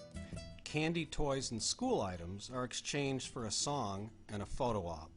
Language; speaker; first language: English; native; English